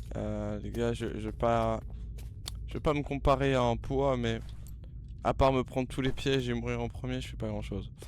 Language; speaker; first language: French; native; French